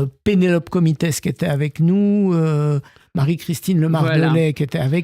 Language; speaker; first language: French; native; French